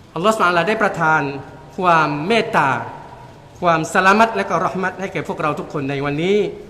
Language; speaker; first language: Thai; non-native, local second language; Malay